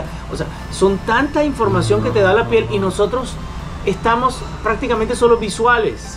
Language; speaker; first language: Spanish; native; Spanish